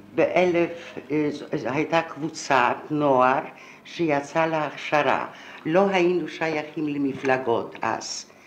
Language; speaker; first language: Hebrew; non-native, fluent; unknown